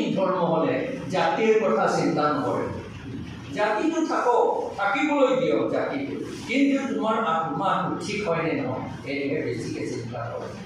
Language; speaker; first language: Assamese; non-native, local second language; Karbi